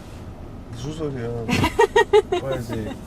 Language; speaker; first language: Korean; non-native, fluent; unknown